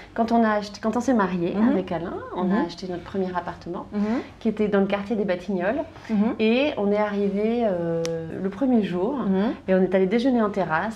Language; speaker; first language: French; native; French